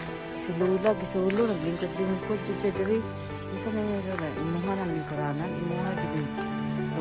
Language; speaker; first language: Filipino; non-native, local second language; Cebuano